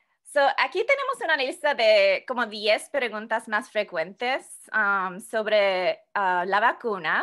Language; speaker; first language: Spanish; non-native, fluent; English